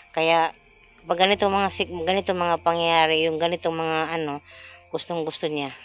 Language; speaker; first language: Filipino; non-native, local second language; Cebuano